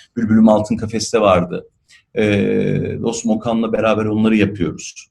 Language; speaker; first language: Turkish; native; Turkish